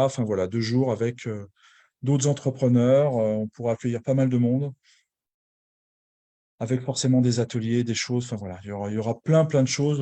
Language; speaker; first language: French; native; French